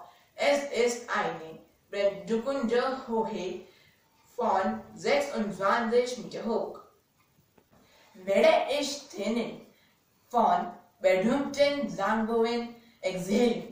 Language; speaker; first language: German; non-native, learner; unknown